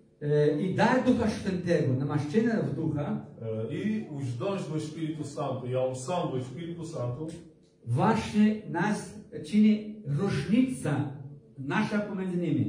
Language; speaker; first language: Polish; non-native, learner; Portuguese